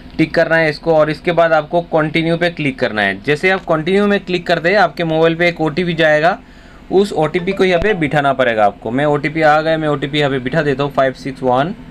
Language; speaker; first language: Hindi; non-native, local second language; Bangla